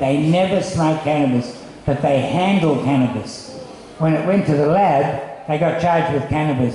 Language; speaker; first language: English; native; English